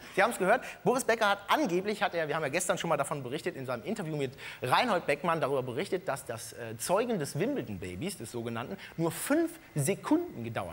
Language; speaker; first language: German; native; German